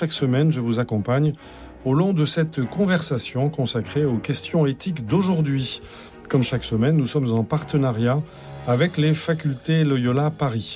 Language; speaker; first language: French; native; French